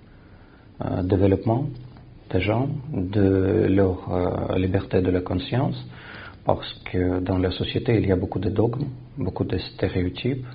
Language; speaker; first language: French; non-native, fluent; Russian